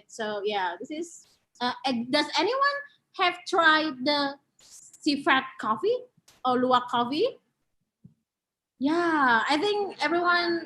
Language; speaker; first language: English; non-native, fluent; Indonesian